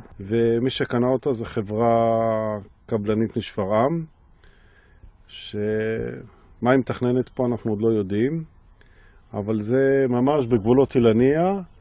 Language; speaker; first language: Hebrew; native; Hebrew